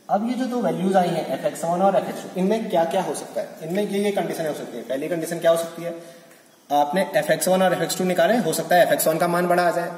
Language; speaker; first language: Hindi; native; Hindi